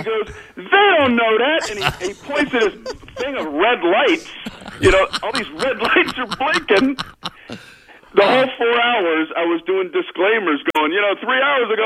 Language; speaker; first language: English; native; English